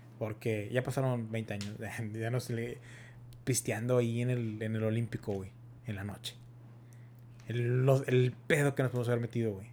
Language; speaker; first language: Spanish; early bilingual, heritage; Spanish